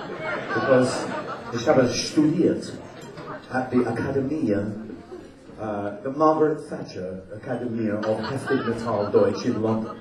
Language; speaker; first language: German; non-native, learner; English